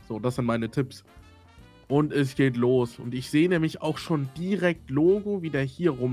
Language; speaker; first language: German; native; German